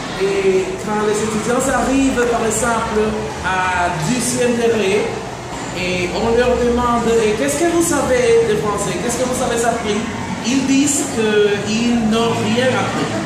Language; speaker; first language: French; non-native, learner; Spanish